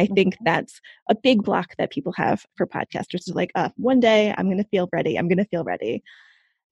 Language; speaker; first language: English; native; English